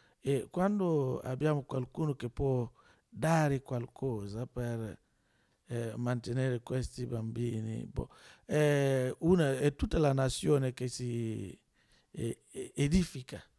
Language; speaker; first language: Italian; non-native, learner; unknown